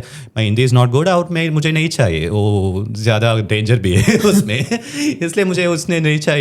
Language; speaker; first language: Hindi; non-native, local second language; Tamil